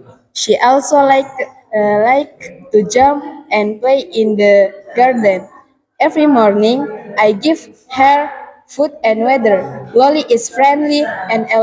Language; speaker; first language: English; non-native, learner; Indonesian